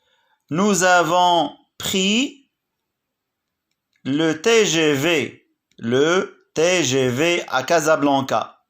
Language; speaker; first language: French; non-native, local second language; Arabic